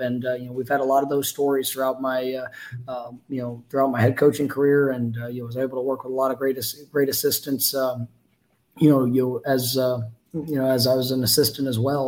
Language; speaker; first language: English; native; English